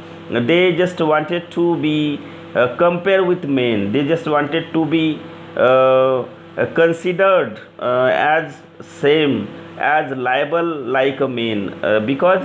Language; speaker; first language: English; non-native, local second language; Marathi